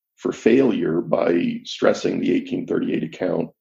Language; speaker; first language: English; native; English